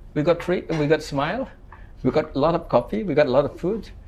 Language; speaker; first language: English; non-native, fluent; Indonesian